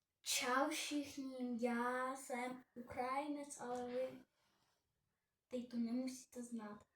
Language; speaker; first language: Czech; non-native, learner; Ukrainian